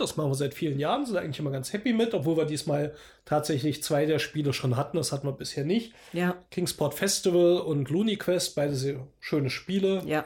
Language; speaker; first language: German; native; German